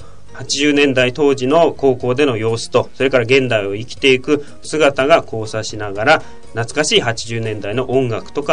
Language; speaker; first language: Japanese; native; Japanese